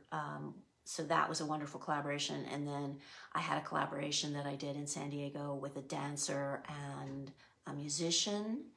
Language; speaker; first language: English; native; English